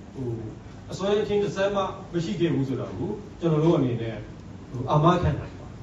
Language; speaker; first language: Burmese; non-native, local second language; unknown